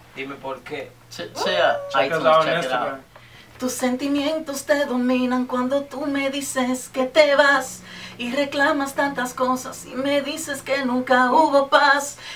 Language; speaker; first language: Spanish; early bilingual, heritage; Spanish